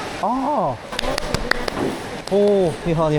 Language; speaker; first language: Chinese; non-native, learner; Korean